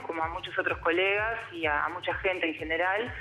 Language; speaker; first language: Spanish; native; Spanish